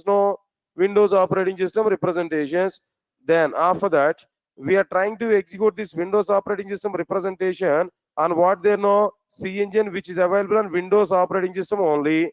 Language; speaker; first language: English; non-native, local second language; Telugu